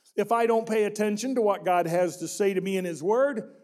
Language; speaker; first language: English; native; English